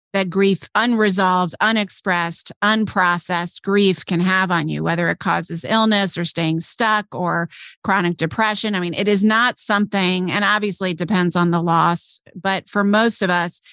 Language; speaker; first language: English; native; English